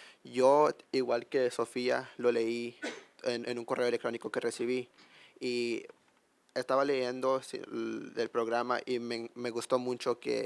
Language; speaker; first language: Spanish; early bilingual, heritage; Spanish